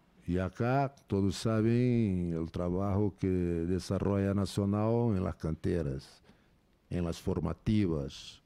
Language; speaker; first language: Spanish; non-native, fluent; Portuguese